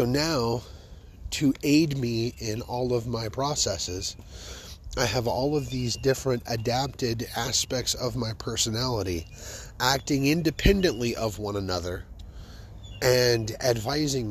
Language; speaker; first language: English; native; English